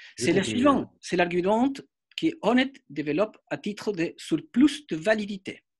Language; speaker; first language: French; non-native, fluent; Spanish